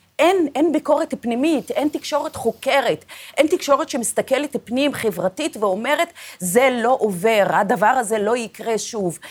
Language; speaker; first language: Hebrew; non-native, local second language; Arabic